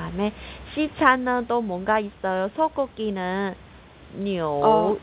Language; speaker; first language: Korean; non-native, fluent; Chinese